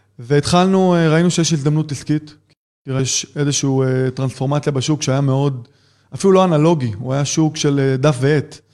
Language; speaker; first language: Hebrew; native; Hebrew